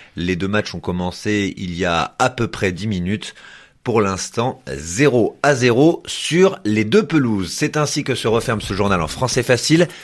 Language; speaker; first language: French; native; French